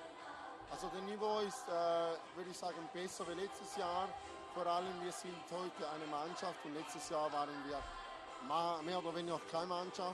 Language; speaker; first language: German; non-native, local second language; French